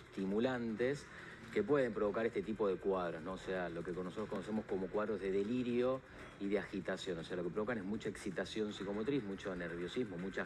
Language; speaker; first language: Spanish; native; Spanish